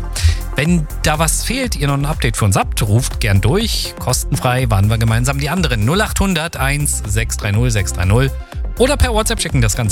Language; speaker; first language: German; native; German